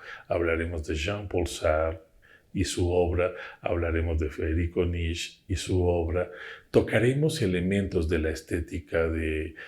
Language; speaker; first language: Spanish; native; Spanish